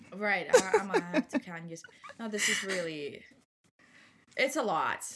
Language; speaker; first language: English; non-native, fluent; German